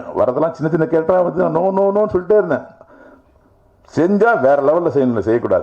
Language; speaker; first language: Tamil; native; Tamil